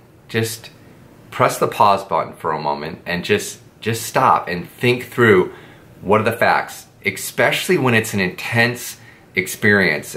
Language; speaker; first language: English; native; English